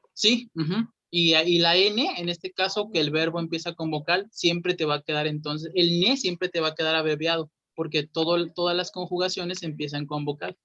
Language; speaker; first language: Spanish; native; Spanish